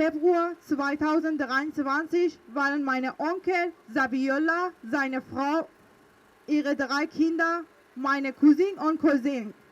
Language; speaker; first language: German; early bilingual, other home language; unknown